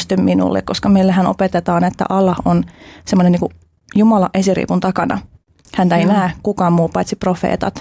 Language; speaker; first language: Finnish; early bilingual, other home language; Albanian